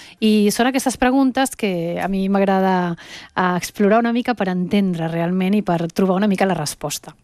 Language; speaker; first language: Catalan; early bilingual, heritage; Catalan